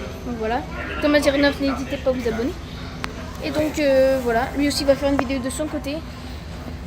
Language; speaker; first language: French; native; French